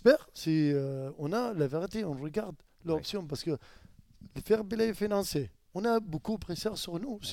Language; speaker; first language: French; non-native, learner; Arabic